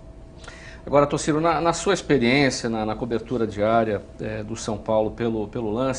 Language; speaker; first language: Portuguese; native; Portuguese